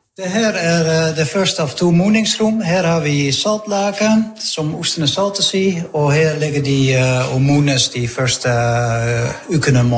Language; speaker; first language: Norwegian; non-native, fluent; Dutch